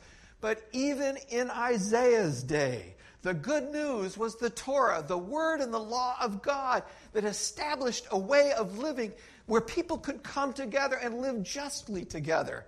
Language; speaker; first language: English; native; English